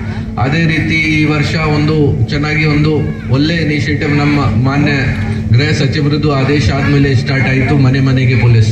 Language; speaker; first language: Kannada; non-native, fluent; Hindi